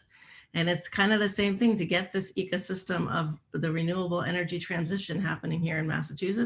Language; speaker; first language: English; native; English